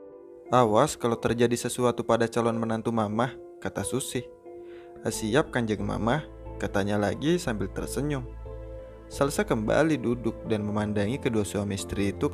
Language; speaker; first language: Indonesian; native; Indonesian